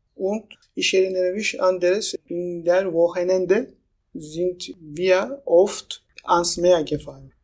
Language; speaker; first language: German; non-native, fluent; Turkish